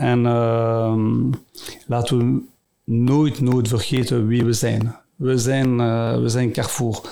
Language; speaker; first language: Dutch; non-native, local second language; French